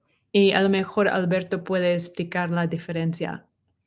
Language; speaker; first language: Spanish; non-native, learner; English